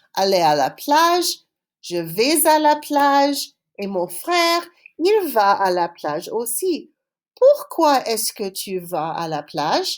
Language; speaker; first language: French; non-native, fluent; English